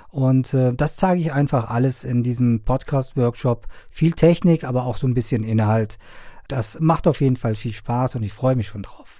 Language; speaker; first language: German; non-native, fluent; Persian